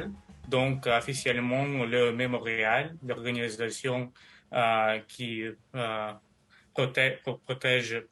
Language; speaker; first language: French; non-native, learner; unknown